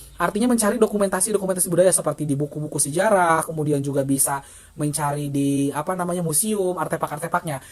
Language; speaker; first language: Indonesian; non-native, local second language; Sundanese